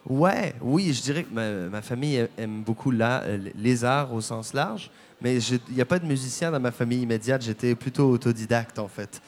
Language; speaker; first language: French; native; French